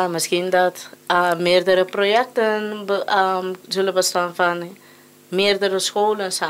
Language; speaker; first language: Dutch; non-native, local second language; Papiamento